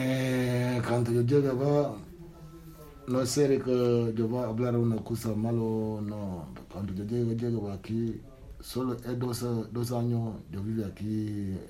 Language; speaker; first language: Spanish; non-native, learner; Wolof